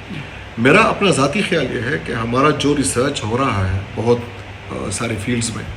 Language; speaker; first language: Hindi; non-native, local second language; Pashto